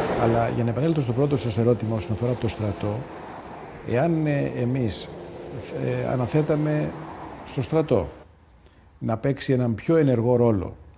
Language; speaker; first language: Greek; native; Greek